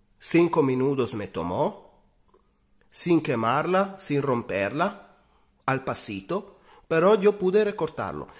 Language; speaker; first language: Spanish; non-native, fluent; Italian